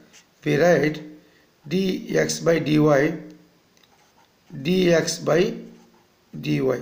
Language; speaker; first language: English; non-native, local second language; Tamil